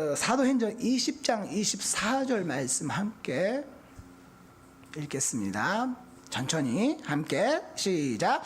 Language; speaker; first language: Korean; non-native, fluent; Japanese